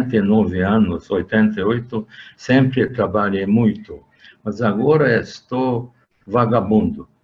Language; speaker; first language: Portuguese; non-native, fluent; Hungarian